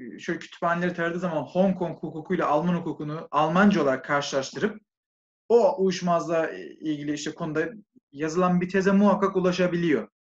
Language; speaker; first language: Turkish; native; Turkish